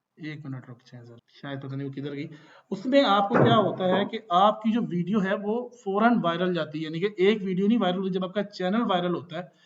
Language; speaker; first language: Urdu; non-native, local second language; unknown